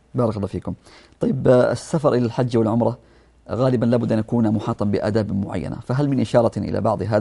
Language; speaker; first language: Arabic; native; Arabic